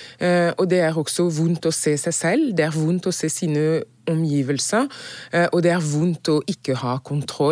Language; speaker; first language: Norwegian; non-native, fluent; French